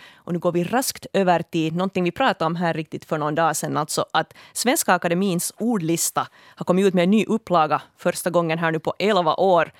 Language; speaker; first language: Swedish; native; Swedish